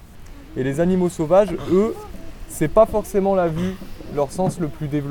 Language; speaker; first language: French; native; French